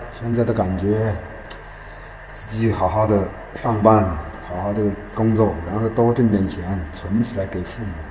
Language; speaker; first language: Chinese; native; Chinese